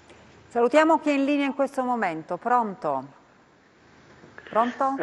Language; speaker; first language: Italian; native; Italian